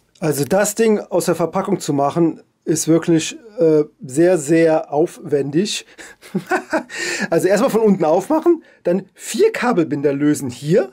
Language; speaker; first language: German; native; German